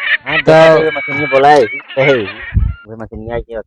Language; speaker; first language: Hindi; non-native, local second language; Awadhi